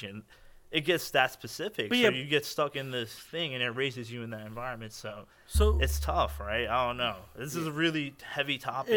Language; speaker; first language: English; native; English